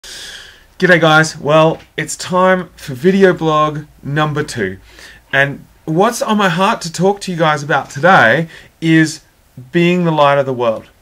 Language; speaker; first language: English; native; English